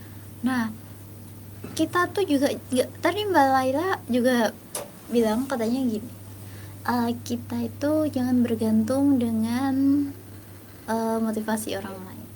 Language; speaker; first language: Indonesian; native; Indonesian